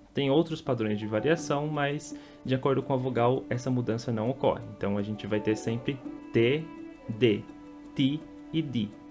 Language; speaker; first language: Portuguese; native; Portuguese